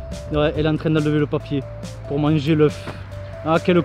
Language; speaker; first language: French; native; French